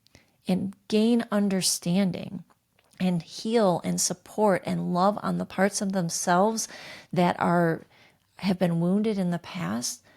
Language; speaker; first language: English; native; English